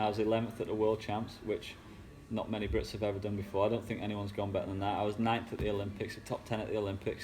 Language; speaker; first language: English; native; English